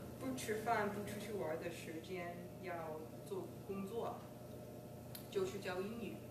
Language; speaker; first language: Chinese; non-native, fluent; English